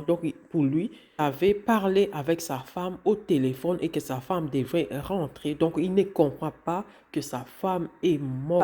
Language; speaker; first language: French; non-native, local second language; Lingala